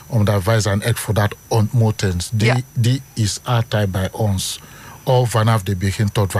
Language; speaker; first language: Dutch; non-native, learner; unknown